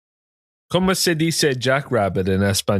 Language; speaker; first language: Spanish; non-native, learner; English